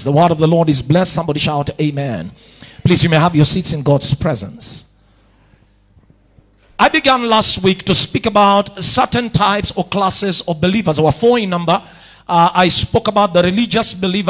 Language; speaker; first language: English; non-native, local second language; Swahili